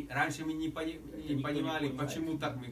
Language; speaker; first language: Russian; non-native, learner; Hungarian